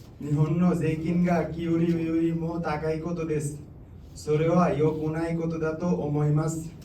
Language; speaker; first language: Japanese; non-native, learner; Bangla